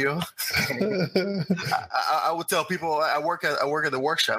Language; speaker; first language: English; non-native, fluent; Spanish